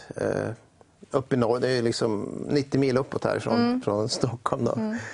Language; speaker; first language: Swedish; native; Swedish